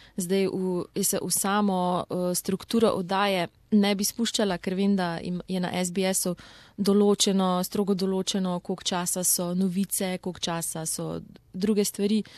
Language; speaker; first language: Slovenian; native; Slovenian